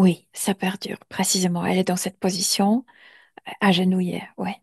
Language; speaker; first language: French; non-native, fluent; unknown